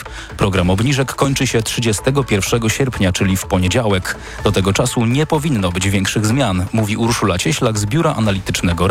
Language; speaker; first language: Polish; native; Polish